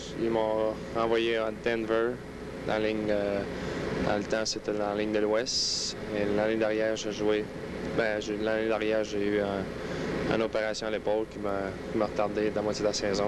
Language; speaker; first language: French; native; French